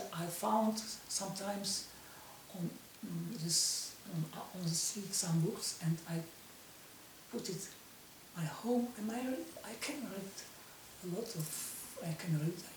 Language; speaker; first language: English; non-native, learner; Russian